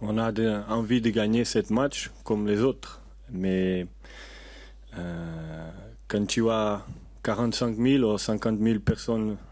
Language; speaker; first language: French; non-native, learner; Portuguese